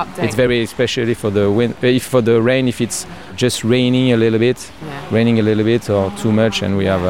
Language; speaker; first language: English; non-native, learner; French